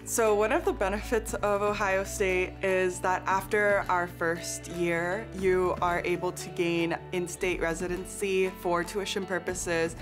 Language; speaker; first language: English; native; English